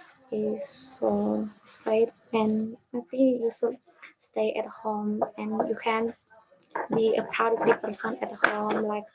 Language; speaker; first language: English; non-native, learner; Indonesian